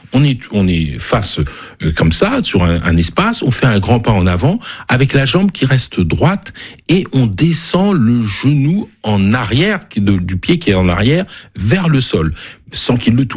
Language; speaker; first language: French; native; French